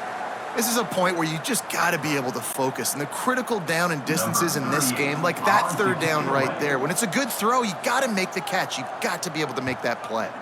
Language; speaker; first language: English; native; English